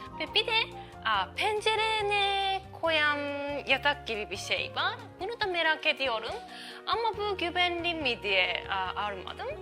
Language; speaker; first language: Turkish; non-native, learner; Japanese